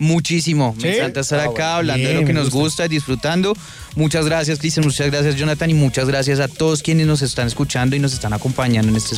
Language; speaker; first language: Spanish; native; Spanish